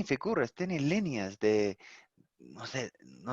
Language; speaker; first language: Spanish; non-native, learner; English